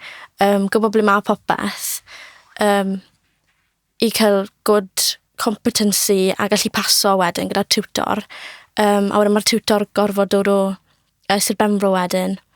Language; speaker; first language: Welsh; native; Welsh